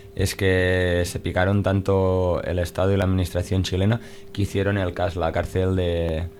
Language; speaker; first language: Spanish; non-native, local second language; Catalan